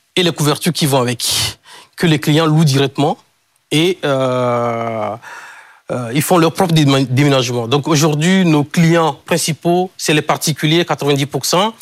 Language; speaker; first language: French; non-native, local second language; Ewe